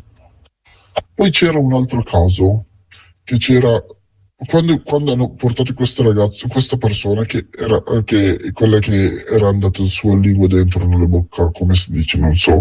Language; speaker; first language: Italian; non-native, fluent; Arabic